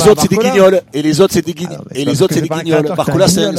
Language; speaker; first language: French; native; French